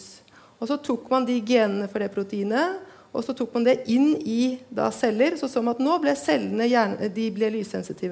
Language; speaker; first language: Norwegian; native; Norwegian